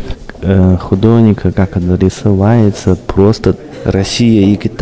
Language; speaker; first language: Russian; non-native, learner; Chinese